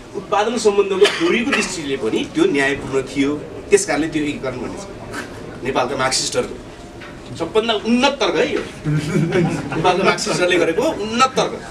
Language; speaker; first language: Nepali; non-native, local second language; Eastern Tamang